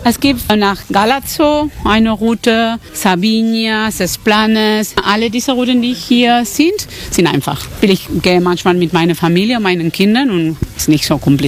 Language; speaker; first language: German; non-native, learner; Spanish